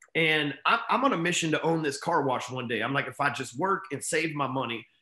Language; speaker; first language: English; native; English